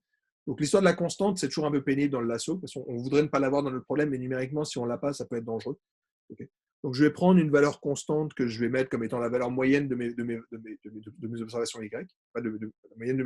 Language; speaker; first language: French; native; French